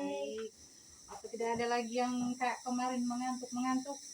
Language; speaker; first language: Indonesian; native; Indonesian